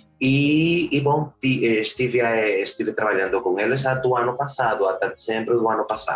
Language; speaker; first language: Portuguese; early bilingual, heritage; Spanish